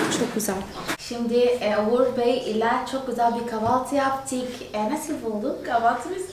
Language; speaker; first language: Turkish; non-native, fluent; Portuguese